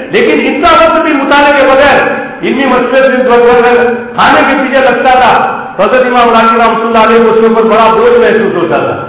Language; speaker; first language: Urdu; non-native, local second language; Gujarati